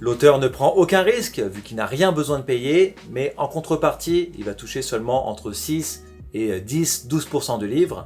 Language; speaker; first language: French; native; French